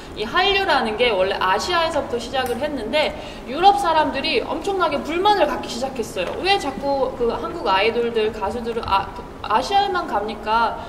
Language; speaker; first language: Korean; native; Korean